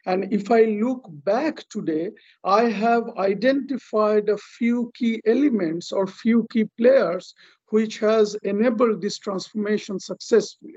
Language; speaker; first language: English; non-native, local second language; Bangla